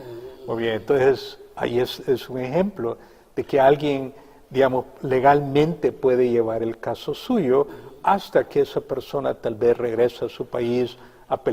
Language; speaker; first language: Spanish; native; Spanish